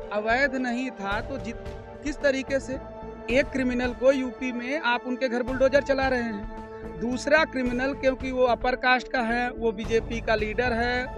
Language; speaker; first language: Hindi; native; Hindi